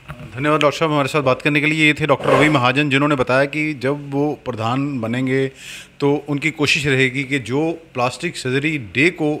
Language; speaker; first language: Hindi; native; Hindi